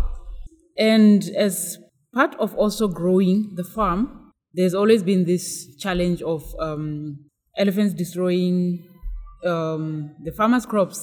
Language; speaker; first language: English; non-native, local second language; Tswana